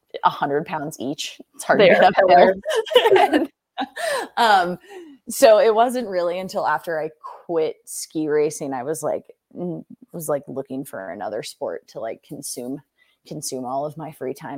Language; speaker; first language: English; native; English